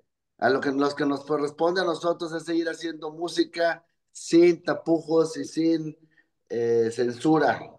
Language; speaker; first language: Spanish; native; Spanish